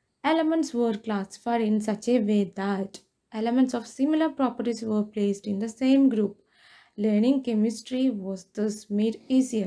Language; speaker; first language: English; non-native, local second language; Malayalam